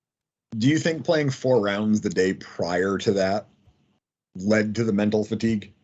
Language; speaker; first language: English; native; English